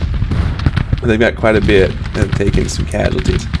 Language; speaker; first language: English; native; English